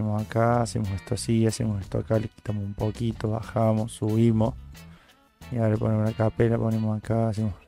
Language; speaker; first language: Spanish; native; Spanish